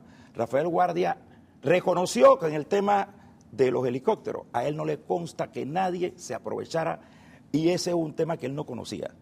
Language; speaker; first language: Spanish; native; Spanish